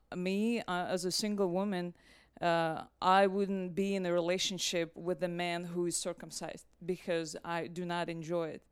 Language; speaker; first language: English; non-native, fluent; Russian